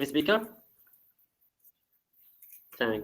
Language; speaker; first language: English; non-native, learner; Arabic